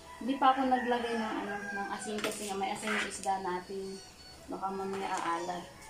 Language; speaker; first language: Filipino; non-native, local second language; Cebuano